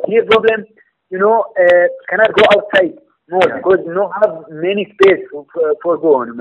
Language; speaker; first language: English; non-native, learner; Arabic